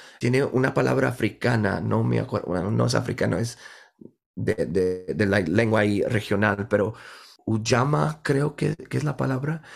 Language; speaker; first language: Spanish; early bilingual, heritage; Spanish